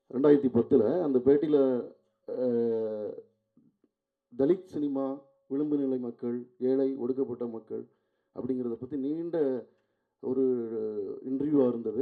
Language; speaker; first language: Tamil; native; Tamil